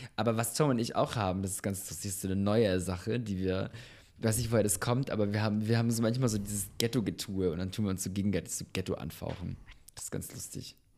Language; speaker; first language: German; early bilingual, other home language; Bosnian